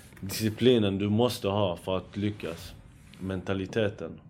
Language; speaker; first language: Swedish; early bilingual, other home language; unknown